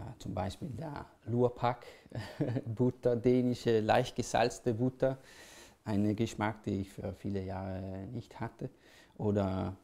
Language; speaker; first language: German; non-native, fluent; Danish